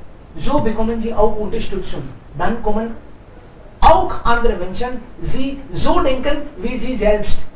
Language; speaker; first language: German; non-native, fluent; Hindi